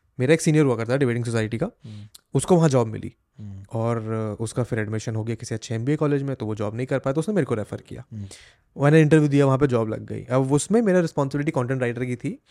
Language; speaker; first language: Hindi; native; Hindi